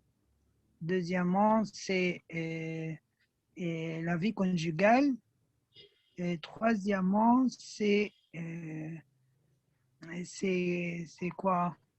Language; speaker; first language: French; non-native, fluent; Arabic